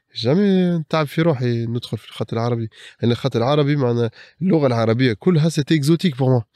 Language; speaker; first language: Arabic; early bilingual, other home language; French